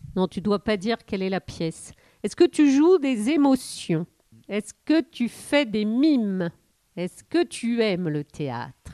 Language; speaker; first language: French; native; French